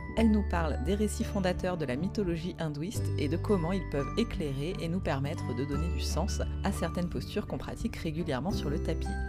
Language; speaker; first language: French; native; French